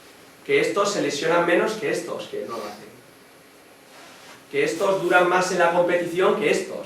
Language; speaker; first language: Spanish; native; Spanish